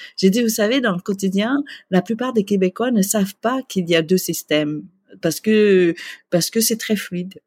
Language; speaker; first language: French; early bilingual, other home language; Vietnamese